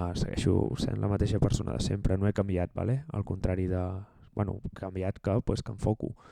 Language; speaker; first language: Catalan; native; Catalan